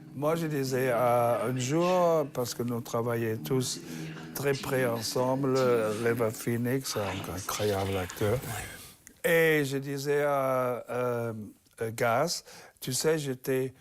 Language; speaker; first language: French; non-native, learner; German